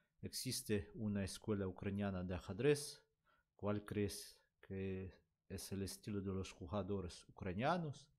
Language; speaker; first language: Spanish; non-native, learner; Russian